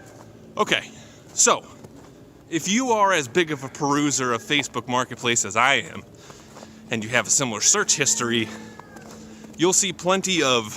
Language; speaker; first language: English; native; English